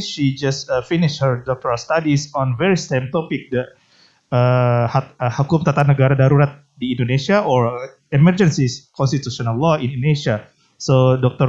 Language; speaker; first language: English; non-native, fluent; Indonesian